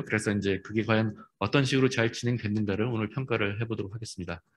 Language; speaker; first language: Korean; native; Korean